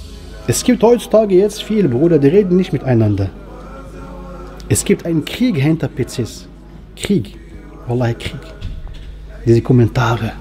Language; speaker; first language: German; non-native, fluent; Arabic